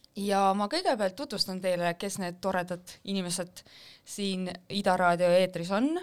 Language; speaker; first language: Estonian; non-native, local second language; Russian